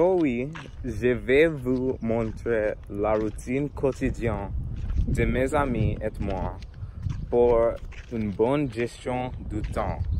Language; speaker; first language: French; non-native, learner; English